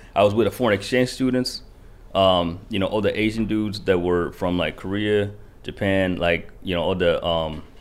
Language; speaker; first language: English; early bilingual, other home language; Kinyarwanda